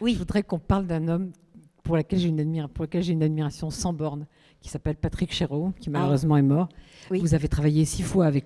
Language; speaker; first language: French; native; French